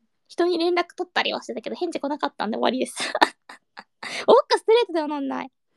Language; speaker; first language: Japanese; early bilingual, heritage; Japanese